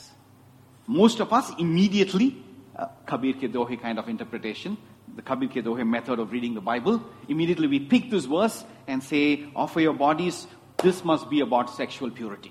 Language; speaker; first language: English; non-native, local second language; Tamil